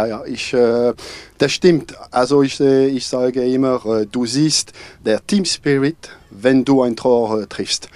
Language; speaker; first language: German; non-native, fluent; French